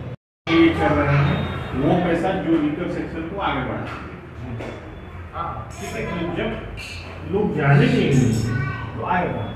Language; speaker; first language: Hindi; native; Hindi